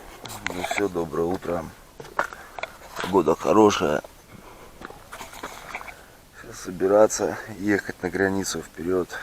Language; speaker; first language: Russian; native; Russian